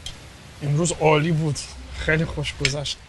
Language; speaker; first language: Persian; non-native, fluent; English